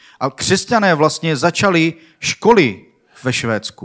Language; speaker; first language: Czech; non-native, learner; Swedish